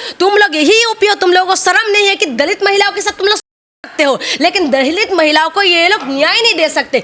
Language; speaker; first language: Hindi; non-native, local second language; Assamese